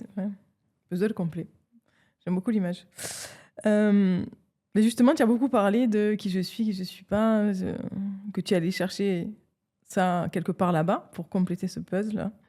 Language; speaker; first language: French; native; French